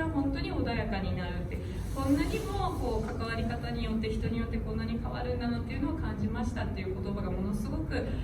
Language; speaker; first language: Japanese; native; Japanese